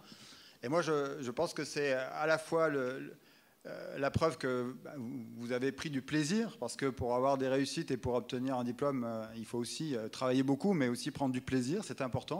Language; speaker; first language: French; native; French